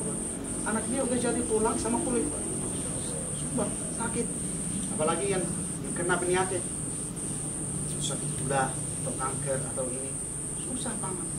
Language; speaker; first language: Indonesian; non-native, fluent; Arabic